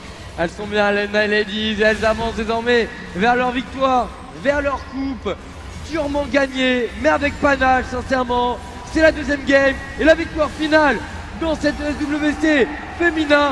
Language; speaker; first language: French; native; French